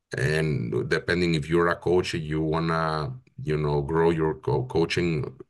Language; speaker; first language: English; non-native, fluent; Spanish